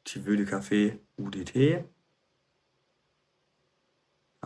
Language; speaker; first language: French; non-native, fluent; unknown